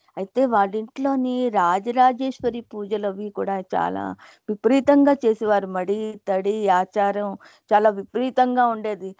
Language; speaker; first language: Telugu; non-native, local second language; Hindi